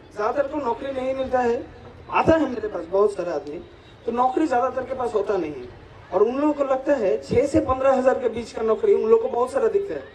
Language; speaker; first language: Hindi; non-native, local second language; Bangla